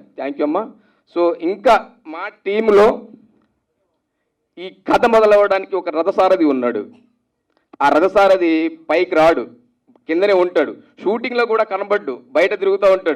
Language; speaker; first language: Telugu; native; Telugu